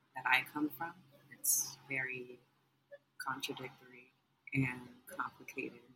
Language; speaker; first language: English; native; English